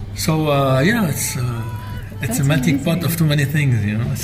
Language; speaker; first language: English; non-native, fluent; Arabic